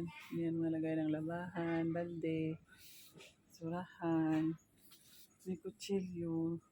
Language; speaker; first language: Filipino; native; Filipino